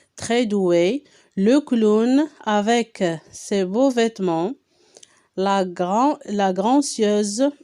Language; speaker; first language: French; non-native, local second language; Arabic